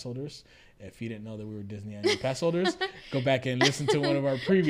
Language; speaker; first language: English; early bilingual, other home language; Spanish